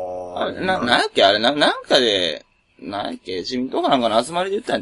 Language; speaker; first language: Japanese; native; Japanese